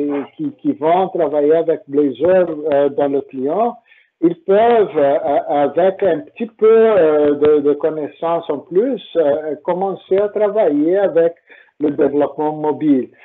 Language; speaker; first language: French; non-native, fluent; Portuguese